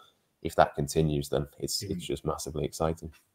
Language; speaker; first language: English; native; English